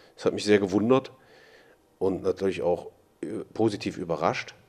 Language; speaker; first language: German; native; German